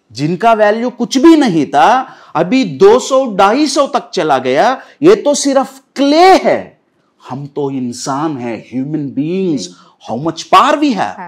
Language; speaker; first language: Hindi; non-native, local second language; Telugu